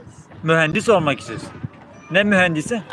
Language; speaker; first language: Turkish; native; Turkish